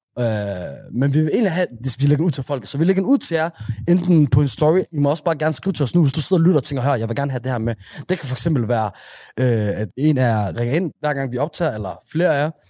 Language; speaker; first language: Danish; early bilingual, other home language; Somali